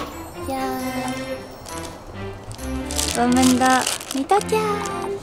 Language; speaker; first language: Chinese; non-native, fluent; Japanese